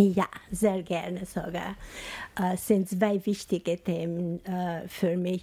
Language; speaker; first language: German; non-native, fluent; Albanian